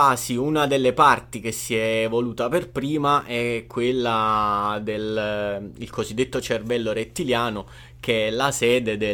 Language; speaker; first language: Italian; native; Italian